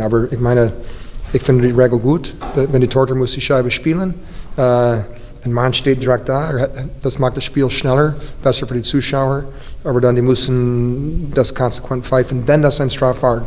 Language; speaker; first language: German; non-native, fluent; English